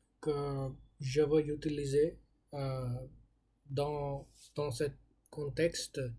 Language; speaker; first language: French; non-native, learner; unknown